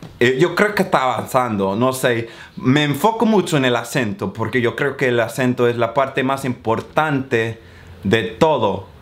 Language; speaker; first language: Spanish; non-native, fluent; English